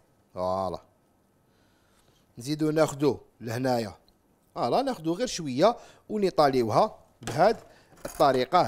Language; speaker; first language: Arabic; native; Arabic